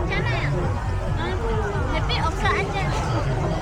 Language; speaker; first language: Korean; non-native, learner; Lao